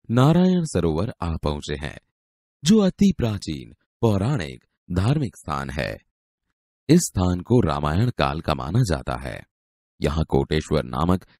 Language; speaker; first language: Hindi; non-native, local second language; Gujarati